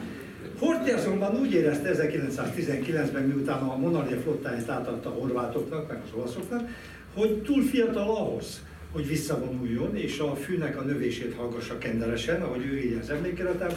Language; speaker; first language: Hungarian; native; Hungarian